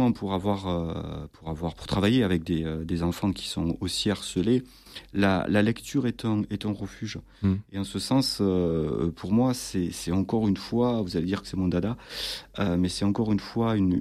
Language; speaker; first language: French; native; French